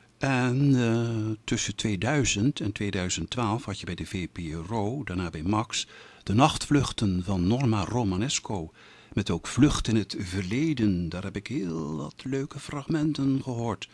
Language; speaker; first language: Dutch; native; Dutch